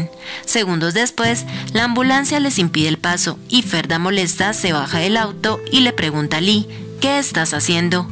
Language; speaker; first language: Spanish; native; Spanish